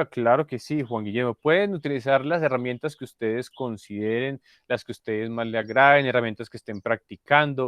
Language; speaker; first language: Spanish; native; Spanish